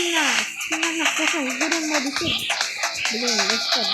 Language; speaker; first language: Russian; non-native, local second language; Kazakh